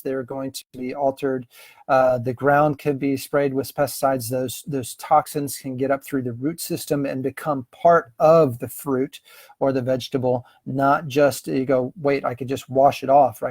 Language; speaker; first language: English; native; English